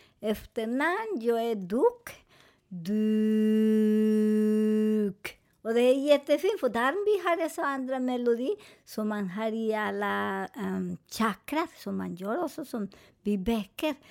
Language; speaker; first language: Swedish; non-native, fluent; Spanish